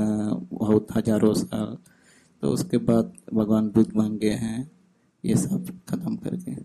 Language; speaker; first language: Hindi; non-native, fluent; Sinhala